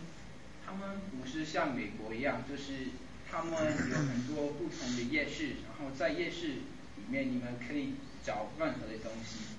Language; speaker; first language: Chinese; non-native, fluent; English